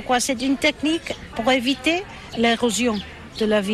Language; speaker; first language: French; non-native, learner; Catalan